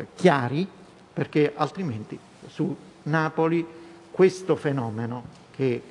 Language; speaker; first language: Italian; native; Italian